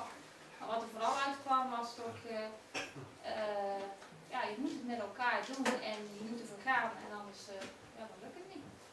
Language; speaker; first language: Dutch; native; Dutch